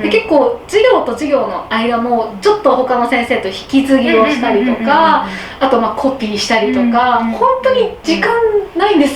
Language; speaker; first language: Japanese; native; Japanese